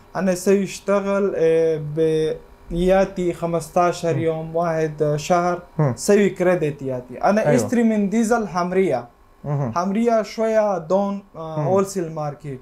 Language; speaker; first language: Arabic; non-native, learner; Urdu